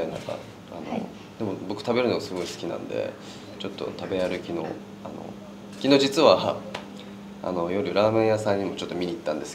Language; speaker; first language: Japanese; native; Japanese